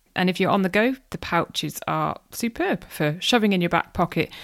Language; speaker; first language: English; native; English